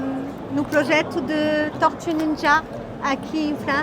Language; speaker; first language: Portuguese; non-native, learner; French